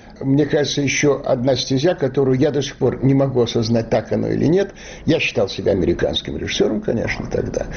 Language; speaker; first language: Russian; native; Russian